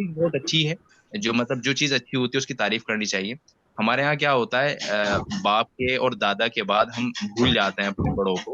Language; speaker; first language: Hindi; native; Hindi